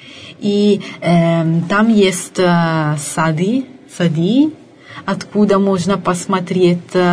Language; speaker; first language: Russian; non-native, fluent; Italian